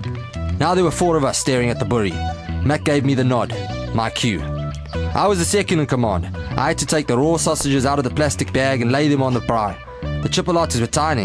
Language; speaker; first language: English; native; English